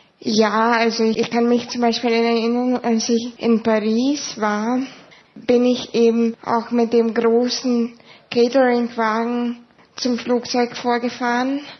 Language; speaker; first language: German; non-native, fluent; Lithuanian